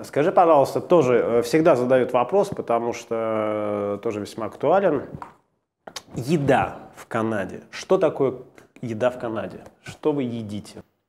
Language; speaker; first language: Russian; native; Russian